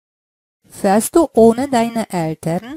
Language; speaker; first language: German; non-native, fluent; Polish